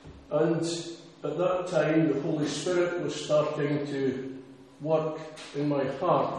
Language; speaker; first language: English; native; English